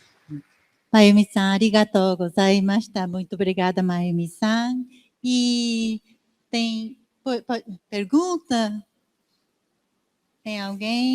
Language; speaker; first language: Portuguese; non-native, learner; Japanese